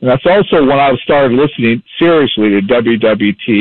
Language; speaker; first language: English; native; English